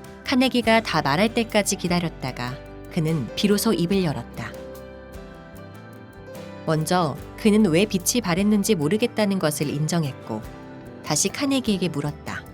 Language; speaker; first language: Korean; native; Korean